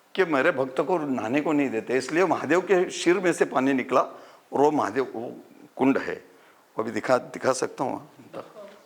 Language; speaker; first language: Hindi; non-native, local second language; Marathi